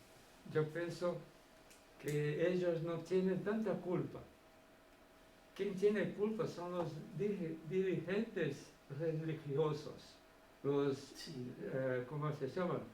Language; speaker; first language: Spanish; non-native, fluent; Portuguese